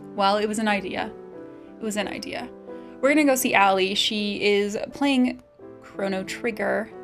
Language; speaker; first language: English; native; English